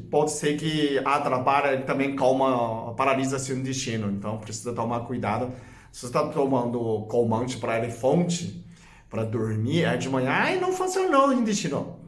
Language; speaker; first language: Portuguese; non-native, fluent; Chinese